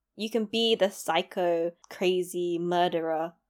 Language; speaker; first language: English; native; English